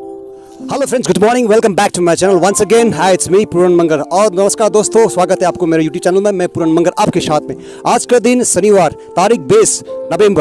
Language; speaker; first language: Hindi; non-native, local second language; Nepali